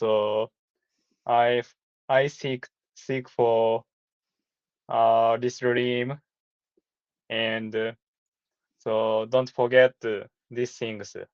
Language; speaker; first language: English; non-native, learner; Japanese